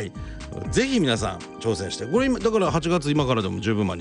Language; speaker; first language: Japanese; native; Japanese